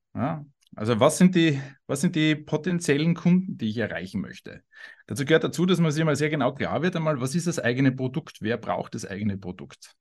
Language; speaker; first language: German; native; German